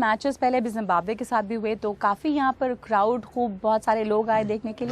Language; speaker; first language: Hindi; native; Hindi